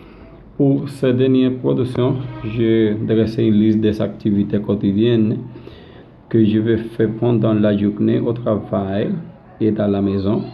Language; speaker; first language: French; non-native, learner; Spanish